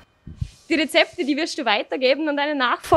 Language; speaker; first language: German; native; German